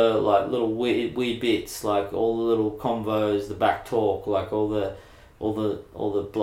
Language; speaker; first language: English; native; English